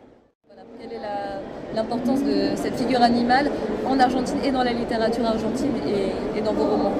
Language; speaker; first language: French; native; French